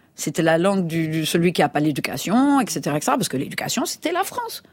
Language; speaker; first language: French; native; French